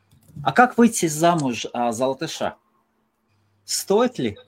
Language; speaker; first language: Russian; non-native, local second language; Latvian